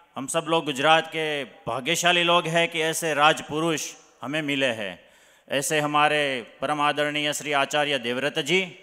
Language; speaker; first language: Hindi; non-native, local second language; Gujarati